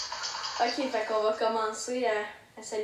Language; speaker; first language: French; native; French